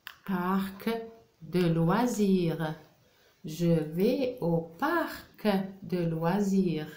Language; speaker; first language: French; non-native, local second language; Arabic